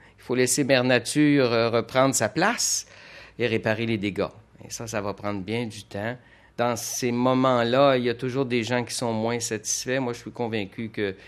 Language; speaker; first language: French; native; French